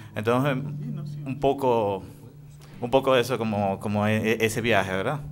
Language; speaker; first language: Spanish; native; Spanish